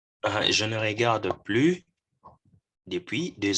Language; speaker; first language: French; non-native, local second language; Lingala